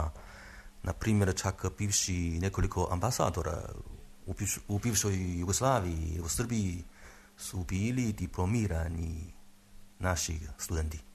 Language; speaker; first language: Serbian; non-native, fluent; Chinese